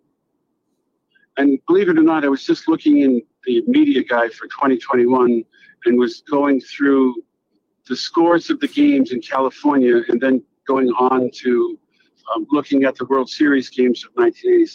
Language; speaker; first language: English; native; English